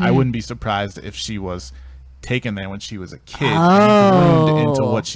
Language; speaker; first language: English; native; English